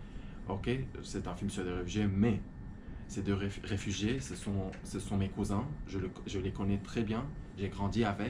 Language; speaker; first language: French; non-native, fluent; Arabic